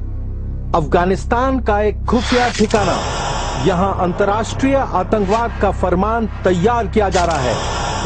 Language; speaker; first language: Hindi; native; Hindi